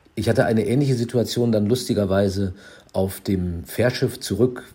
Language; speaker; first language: German; native; German